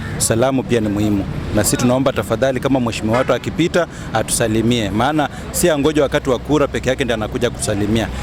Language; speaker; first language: Swahili; non-native, local second language; Luyia